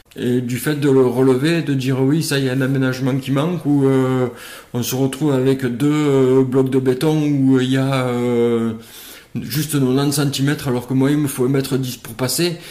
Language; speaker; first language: French; native; French